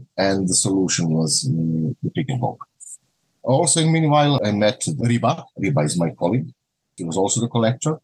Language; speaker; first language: English; non-native, learner; Croatian